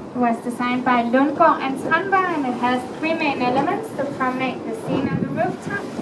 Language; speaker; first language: English; non-native, fluent; Danish